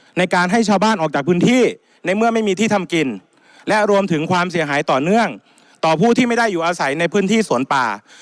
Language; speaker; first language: Thai; native; Thai